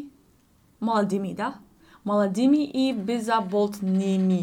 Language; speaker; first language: Russian; non-native, learner; English